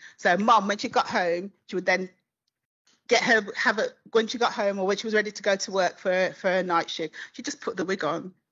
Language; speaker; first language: English; native; English